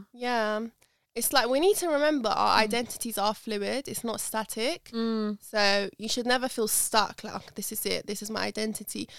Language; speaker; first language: English; early bilingual, other home language; Arabic